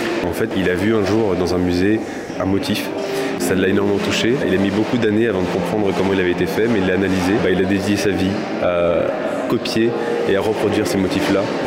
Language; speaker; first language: French; native; French